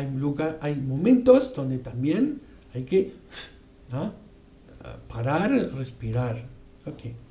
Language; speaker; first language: Spanish; non-native, fluent; French